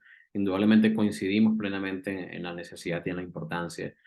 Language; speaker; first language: Spanish; native; Spanish